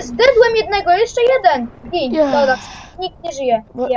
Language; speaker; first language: Polish; native; Polish